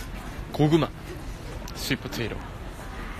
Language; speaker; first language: Japanese; non-native, fluent; Korean